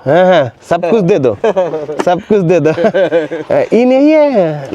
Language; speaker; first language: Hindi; non-native, learner; Bangla